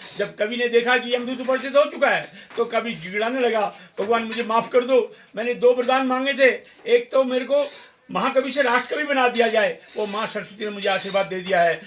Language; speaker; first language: Hindi; native; Hindi